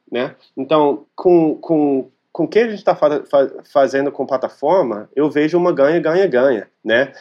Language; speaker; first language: Portuguese; non-native, fluent; English